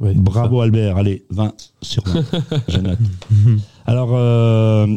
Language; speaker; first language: French; non-native, local second language; Swiss German